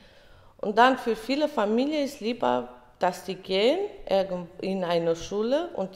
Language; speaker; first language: German; early bilingual, other home language; Romany